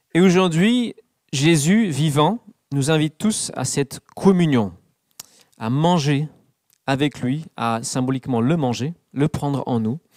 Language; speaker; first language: French; non-native, fluent; English